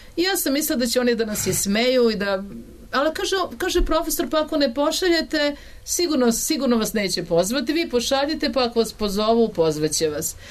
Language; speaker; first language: Serbian; native; Serbian